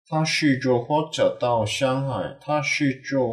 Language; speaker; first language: Chinese; non-native, learner; Korean